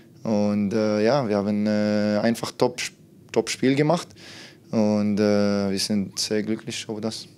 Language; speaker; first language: German; non-native, fluent; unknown